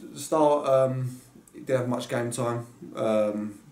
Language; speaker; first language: English; native; English